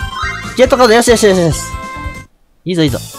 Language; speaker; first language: Japanese; native; Japanese